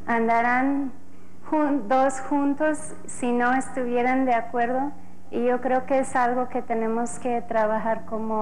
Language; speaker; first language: Spanish; non-native, fluent; English